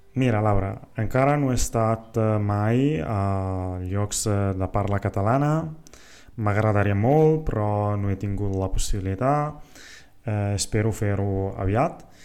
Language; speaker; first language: Catalan; non-native, fluent; Italian